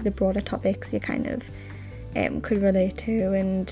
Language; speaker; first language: English; native; English